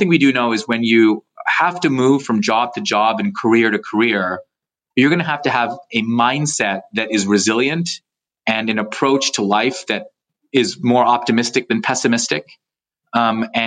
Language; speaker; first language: English; native; English